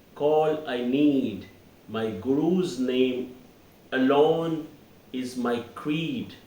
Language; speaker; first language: English; non-native, local second language; Hindi